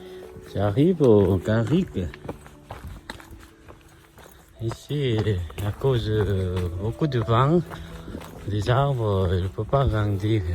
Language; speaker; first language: French; non-native, learner; Korean